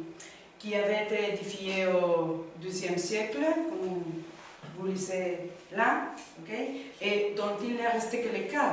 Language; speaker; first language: French; non-native, learner; Spanish